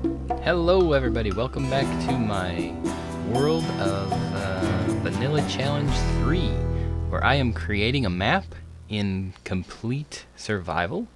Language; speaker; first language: English; native; English